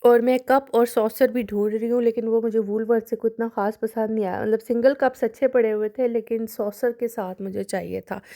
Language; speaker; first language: Urdu; non-native, local second language; Punjabi